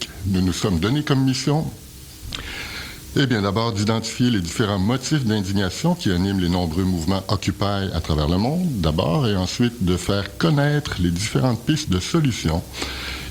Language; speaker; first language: French; native; French